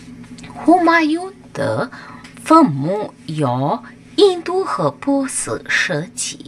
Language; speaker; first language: Chinese; non-native, fluent; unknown